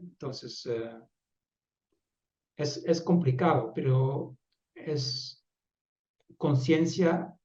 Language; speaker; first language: Spanish; non-native, fluent; Dutch